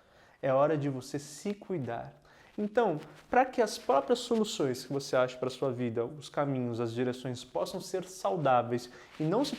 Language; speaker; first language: Portuguese; native; Portuguese